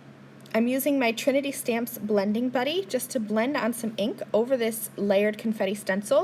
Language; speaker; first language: English; native; English